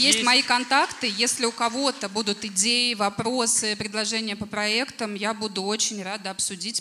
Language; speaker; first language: Russian; native; Russian